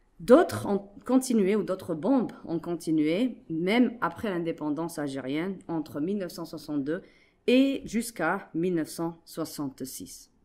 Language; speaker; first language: French; non-native, local second language; Arabic